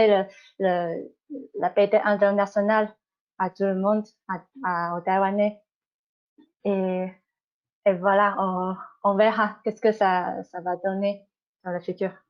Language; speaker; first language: French; non-native, fluent; Chinese